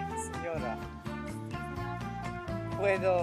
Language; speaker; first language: Spanish; non-native, learner; English